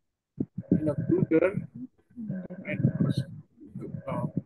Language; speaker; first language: German; non-native, learner; Indonesian